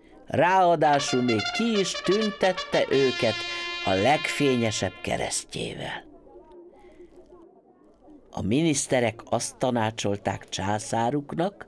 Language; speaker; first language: Hungarian; native; Hungarian